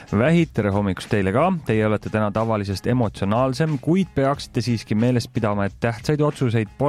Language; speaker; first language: Estonian; native; Estonian